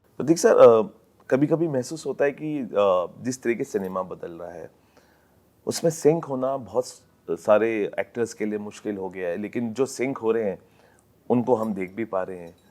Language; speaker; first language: Hindi; native; Hindi